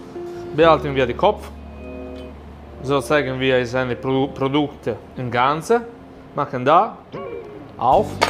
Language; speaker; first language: German; non-native, learner; Italian